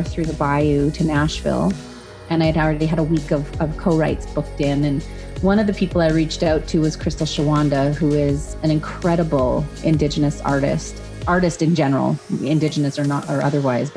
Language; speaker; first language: English; native; English